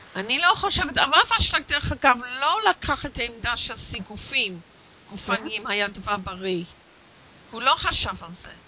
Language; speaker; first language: Hebrew; non-native, fluent; English